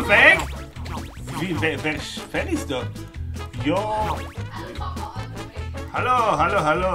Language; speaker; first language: German; non-native, learner; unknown